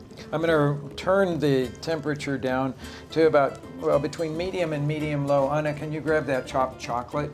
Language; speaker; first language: English; native; English